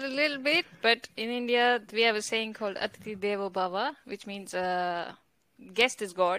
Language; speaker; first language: English; non-native, local second language; Hindi